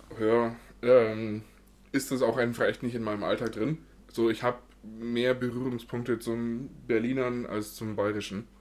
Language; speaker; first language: German; native; German